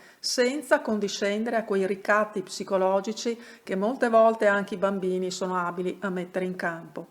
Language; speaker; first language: Italian; native; Italian